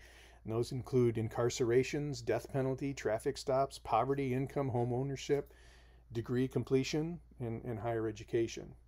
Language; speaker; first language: English; native; English